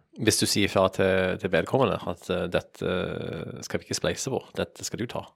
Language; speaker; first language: Norwegian; native; Norwegian